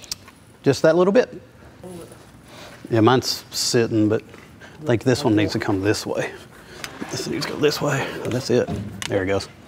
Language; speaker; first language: English; native; English